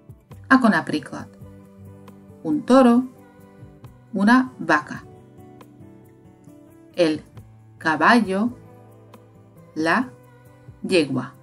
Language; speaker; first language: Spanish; non-native, fluent; Slovak